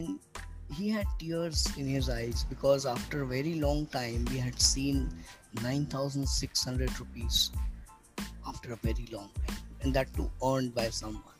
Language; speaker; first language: English; non-native, local second language; Hindi